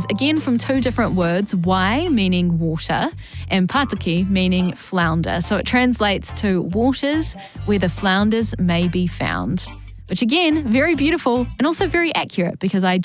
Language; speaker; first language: English; native; English